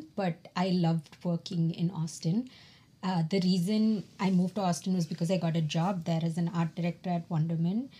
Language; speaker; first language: English; non-native, local second language; Tamil